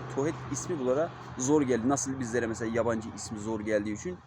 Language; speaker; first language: Turkish; non-native, fluent; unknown